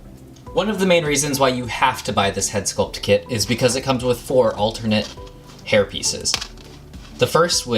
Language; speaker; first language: English; native; English